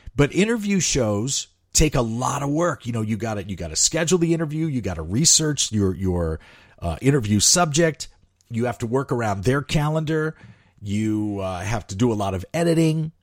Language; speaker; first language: English; native; English